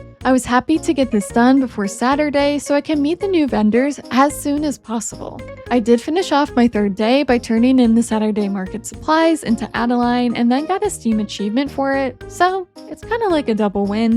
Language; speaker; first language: English; native; English